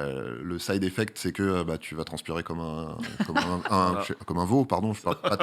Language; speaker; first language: French; native; French